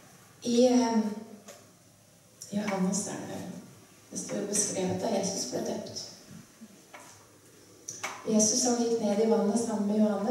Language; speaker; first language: Norwegian; native; Norwegian